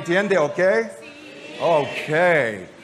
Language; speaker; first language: Spanish; non-native, learner; English